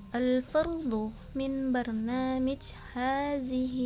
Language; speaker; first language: Arabic; non-native, learner; Indonesian